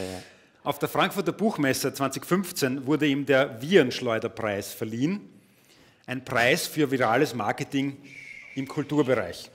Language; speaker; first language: German; native; German